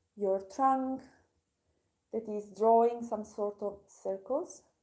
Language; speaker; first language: English; non-native, fluent; Italian